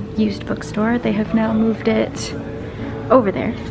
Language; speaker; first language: English; native; English